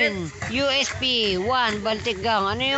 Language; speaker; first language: Filipino; native; Filipino